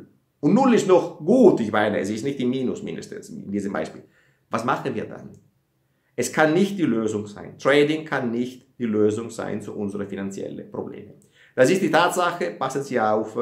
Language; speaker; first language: German; non-native, fluent; Italian